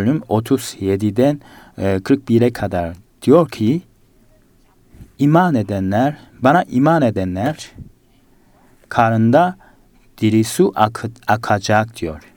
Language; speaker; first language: Turkish; non-native, fluent; Korean